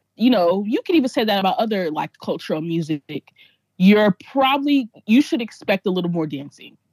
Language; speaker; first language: English; native; English